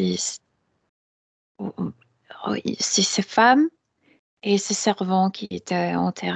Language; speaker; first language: French; non-native, fluent; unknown